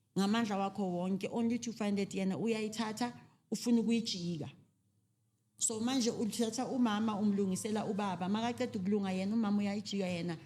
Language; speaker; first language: Zulu; non-native, local second language; Southern Sotho